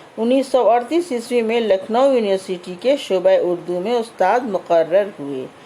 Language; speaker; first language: Urdu; native; Urdu